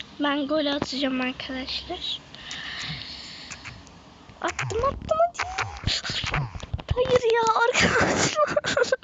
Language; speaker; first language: Turkish; native; Turkish